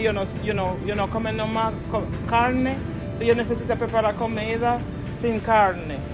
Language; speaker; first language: Spanish; non-native, learner; English